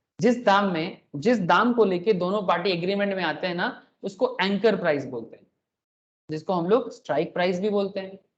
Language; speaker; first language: Hindi; non-native, local second language; Bangla